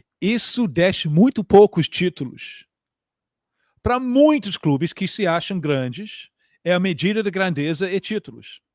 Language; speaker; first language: Portuguese; non-native, fluent; English